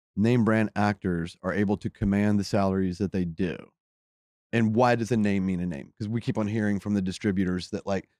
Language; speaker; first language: English; native; English